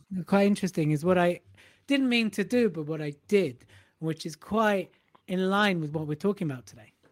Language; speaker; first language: English; native; English